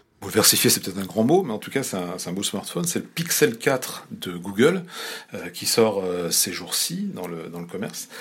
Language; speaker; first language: French; native; French